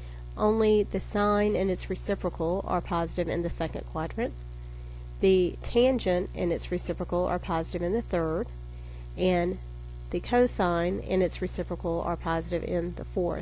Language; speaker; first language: English; native; English